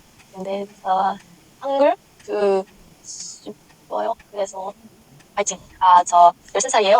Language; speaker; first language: Korean; non-native, learner; English